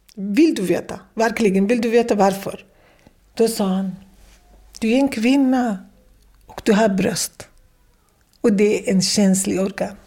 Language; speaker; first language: Swedish; non-native, fluent; Kurdish